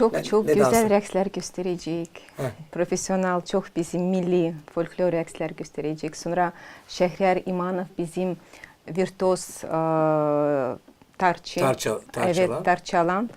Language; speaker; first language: Turkish; non-native, learner; Azerbaijani